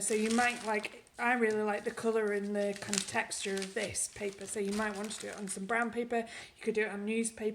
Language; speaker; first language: English; native; English